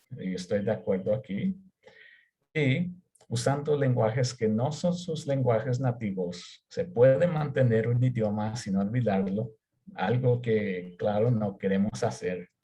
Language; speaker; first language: Spanish; early bilingual, heritage; Spanish